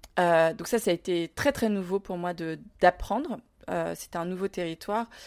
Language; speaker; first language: French; early bilingual, other home language; Vietnamese